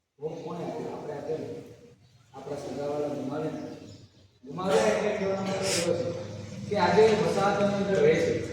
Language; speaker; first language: Gujarati; non-native, local second language; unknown